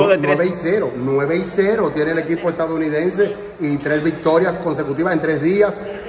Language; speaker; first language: Spanish; native; Spanish